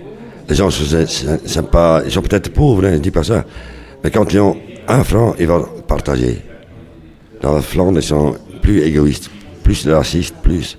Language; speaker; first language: French; non-native, local second language; Dutch